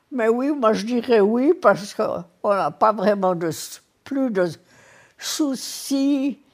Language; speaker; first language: French; native; French